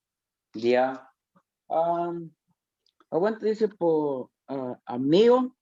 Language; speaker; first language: English; non-native, learner; Spanish